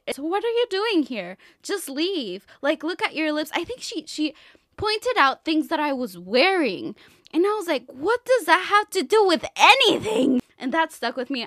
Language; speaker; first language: English; non-native, fluent; Spanish